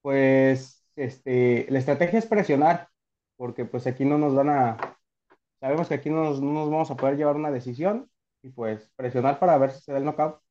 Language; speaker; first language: Spanish; native; Spanish